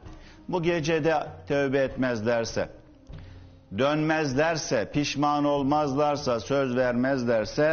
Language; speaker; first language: Turkish; native; Turkish